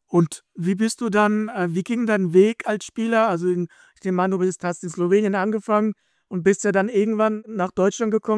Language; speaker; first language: German; native; German